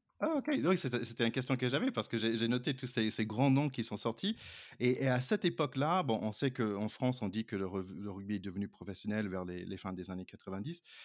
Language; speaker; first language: French; non-native, fluent; English